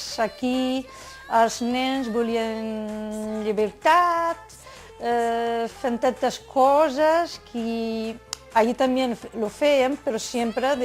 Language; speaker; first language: Catalan; non-native, fluent; Arabic